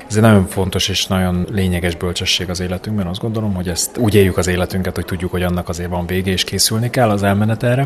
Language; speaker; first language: Hungarian; native; Hungarian